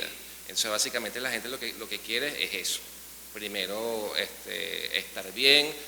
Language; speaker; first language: Spanish; native; Spanish